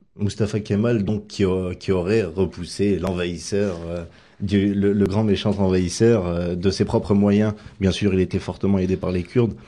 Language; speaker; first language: French; native; French